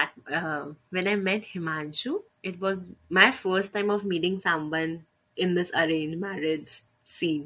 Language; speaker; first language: English; non-native, local second language; Hindi